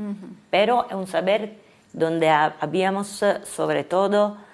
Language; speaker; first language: Spanish; non-native, fluent; Italian